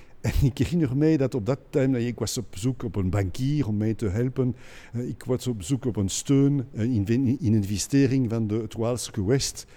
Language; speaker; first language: Dutch; non-native, local second language; French